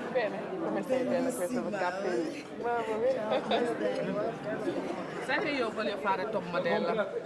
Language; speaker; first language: Italian; non-native, learner; Wolof